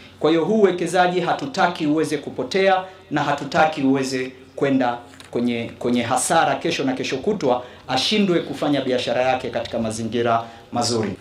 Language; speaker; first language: Swahili; native; Swahili